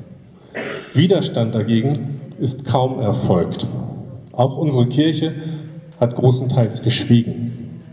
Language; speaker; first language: German; native; German